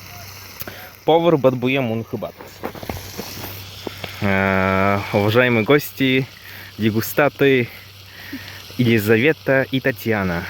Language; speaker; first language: Russian; non-native, learner; Mongolian